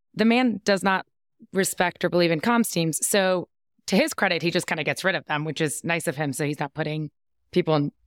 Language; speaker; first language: English; native; English